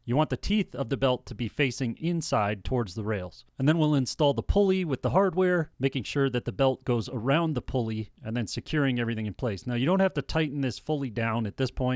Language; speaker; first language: English; native; English